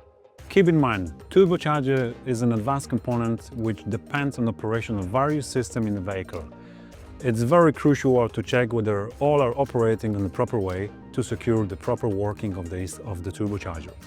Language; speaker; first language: English; non-native, fluent; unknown